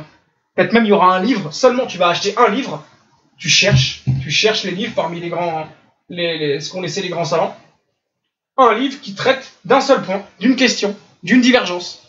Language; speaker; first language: French; native; French